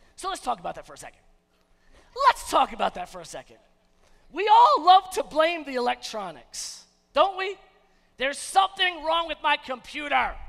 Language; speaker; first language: English; native; English